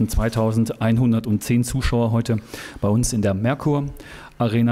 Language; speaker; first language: German; native; German